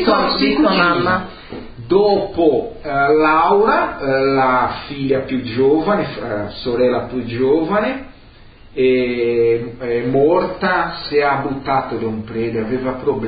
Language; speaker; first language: Italian; early bilingual, heritage; Italian